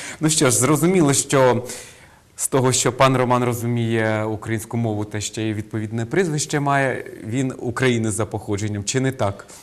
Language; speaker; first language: Ukrainian; native; Ukrainian